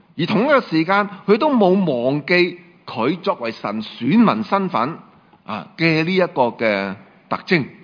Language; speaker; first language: Chinese; non-native, local second language; Cantonese